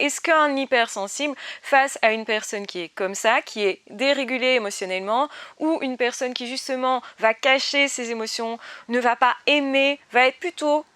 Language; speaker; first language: French; native; French